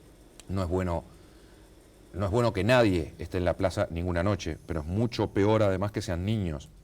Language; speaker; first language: Spanish; native; Spanish